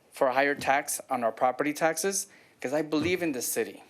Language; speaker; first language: English; native; English